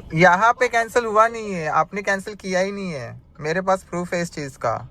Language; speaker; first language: Hindi; non-native, local second language; Marathi